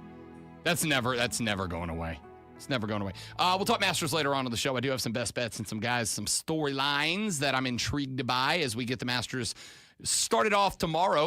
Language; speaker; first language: English; native; English